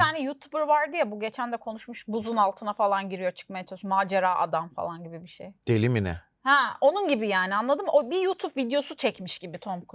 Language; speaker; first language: Turkish; native; Turkish